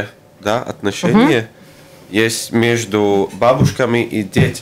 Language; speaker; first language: Russian; non-native, local second language; Latvian